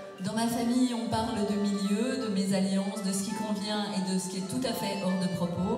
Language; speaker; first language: French; native; French